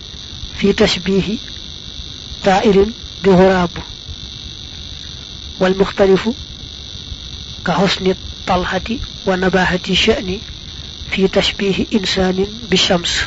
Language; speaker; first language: Arabic; non-native, fluent; Wolof